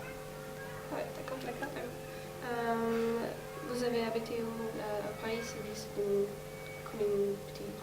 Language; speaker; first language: French; non-native, learner; Swedish